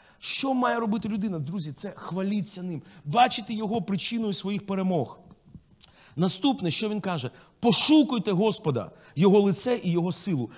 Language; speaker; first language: Ukrainian; non-native, local second language; Russian